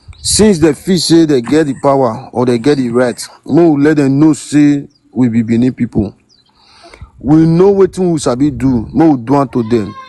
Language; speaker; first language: Nigerian Pidgin; non-native, local second language; Bini